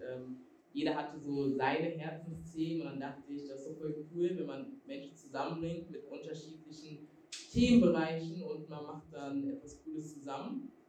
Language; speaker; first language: German; early bilingual, other home language; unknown